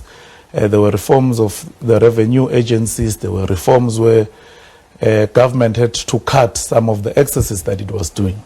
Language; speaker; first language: English; non-native, local second language; Swati